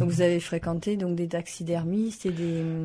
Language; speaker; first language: French; native; French